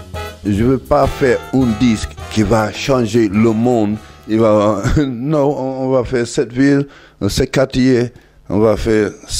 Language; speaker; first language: French; non-native, learner; English